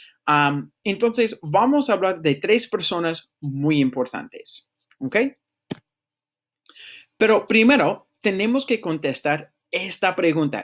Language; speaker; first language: Spanish; non-native, fluent; English